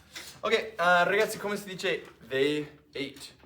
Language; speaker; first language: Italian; non-native, fluent; English